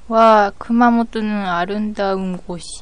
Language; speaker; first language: Korean; non-native, learner; Japanese